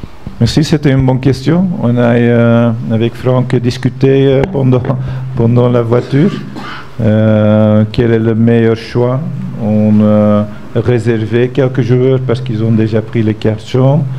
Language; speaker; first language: French; non-native, fluent; Dutch